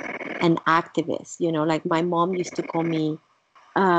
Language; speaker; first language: English; non-native, fluent; Spanish